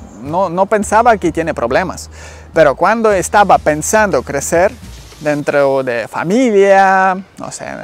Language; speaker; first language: Spanish; non-native, learner; Ukrainian